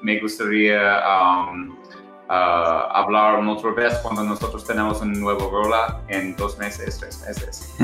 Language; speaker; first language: Spanish; non-native, learner; English